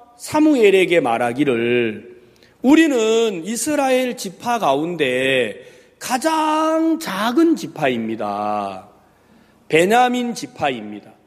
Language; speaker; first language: Korean; native; Korean